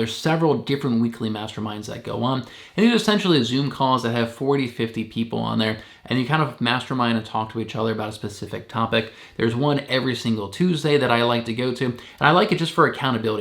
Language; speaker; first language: English; native; English